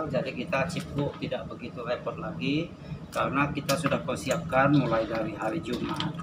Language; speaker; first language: Indonesian; native; Indonesian